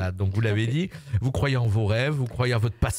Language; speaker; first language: French; native; French